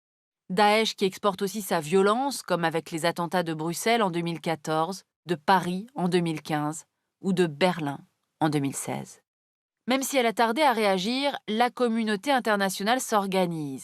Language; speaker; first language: French; native; French